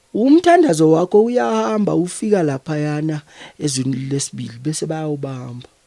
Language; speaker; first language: Zulu; native; Zulu